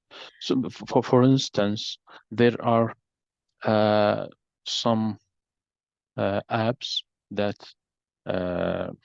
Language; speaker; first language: English; non-native, learner; Arabic